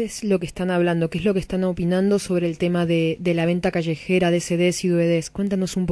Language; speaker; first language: Spanish; native; Spanish